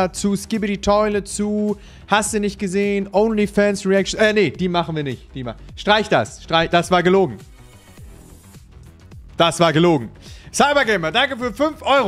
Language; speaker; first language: German; native; German